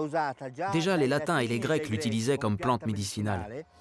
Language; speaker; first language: French; native; French